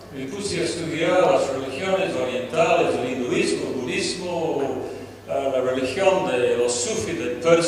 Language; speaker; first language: Spanish; non-native, fluent; English